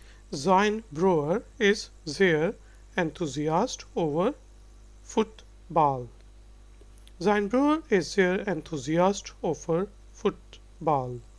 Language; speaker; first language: Dutch; non-native, fluent; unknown